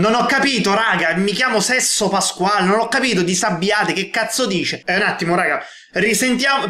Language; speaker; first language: Italian; native; Italian